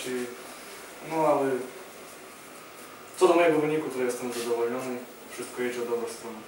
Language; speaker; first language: Polish; non-native, learner; Ukrainian